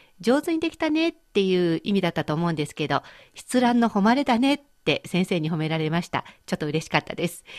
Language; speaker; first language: Japanese; native; Japanese